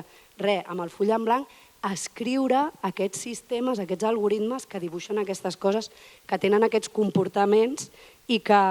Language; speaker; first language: Catalan; native; Catalan